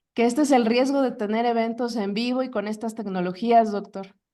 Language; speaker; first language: Spanish; native; Spanish